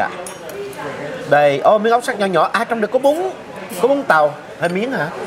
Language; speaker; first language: Vietnamese; native; Vietnamese